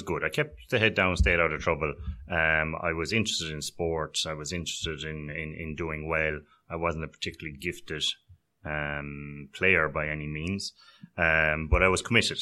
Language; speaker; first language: English; native; English